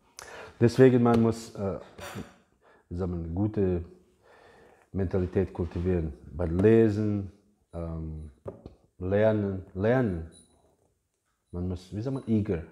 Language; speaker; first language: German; non-native, fluent; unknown